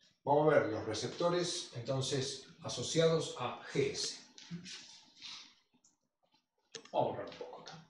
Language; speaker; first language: Spanish; native; Spanish